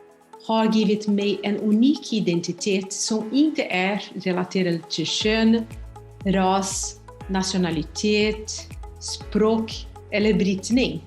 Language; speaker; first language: Swedish; non-native, fluent; Portuguese